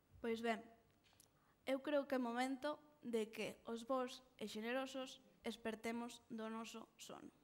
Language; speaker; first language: Galician; non-native, local second language; Spanish